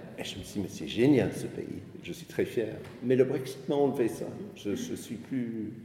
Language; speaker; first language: French; non-native, fluent; English